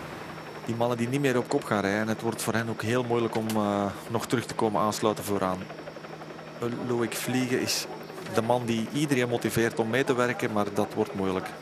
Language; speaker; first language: Dutch; native; Dutch